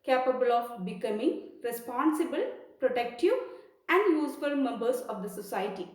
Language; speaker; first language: English; non-native, local second language; Malayalam